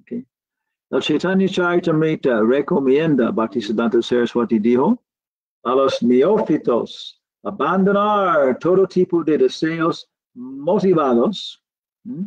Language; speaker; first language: Spanish; non-native, learner; English